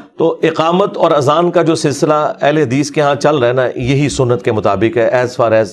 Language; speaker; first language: Urdu; non-native, local second language; Punjabi